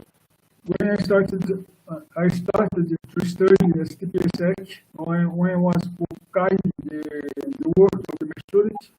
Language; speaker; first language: English; non-native, fluent; Portuguese